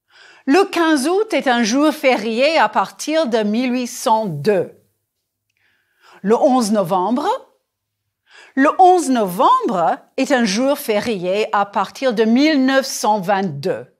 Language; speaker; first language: French; non-native, fluent; English